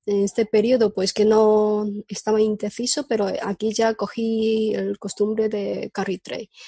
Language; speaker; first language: Spanish; non-native, fluent; Chinese